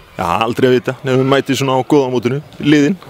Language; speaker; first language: Icelandic; native; Icelandic